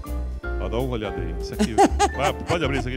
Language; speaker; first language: Portuguese; native; Portuguese